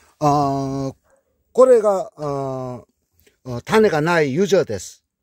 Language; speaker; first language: Japanese; non-native, learner; Korean